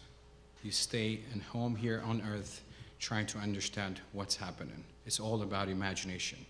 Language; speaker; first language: English; non-native, local second language; Amharic